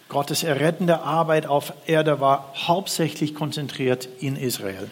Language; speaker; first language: German; non-native, fluent; English